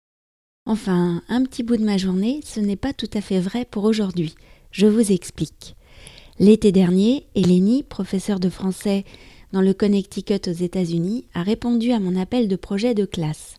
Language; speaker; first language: French; native; French